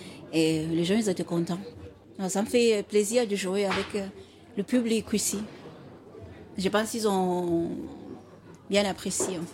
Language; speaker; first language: French; non-native, fluent; Xhosa